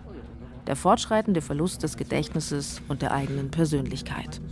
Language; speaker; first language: German; native; German